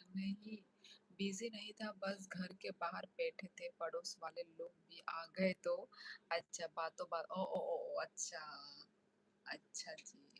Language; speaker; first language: Hindi; non-native, local second language; Kok Borok